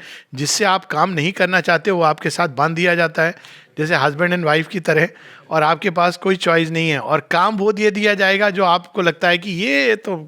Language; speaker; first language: Hindi; native; Hindi